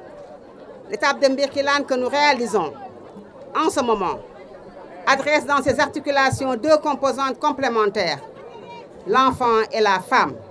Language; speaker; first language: French; non-native, local second language; Wolof